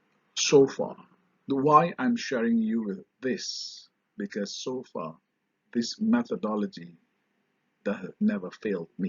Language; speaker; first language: English; non-native, local second language; Malay